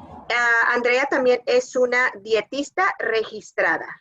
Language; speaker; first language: Spanish; early bilingual, other home language; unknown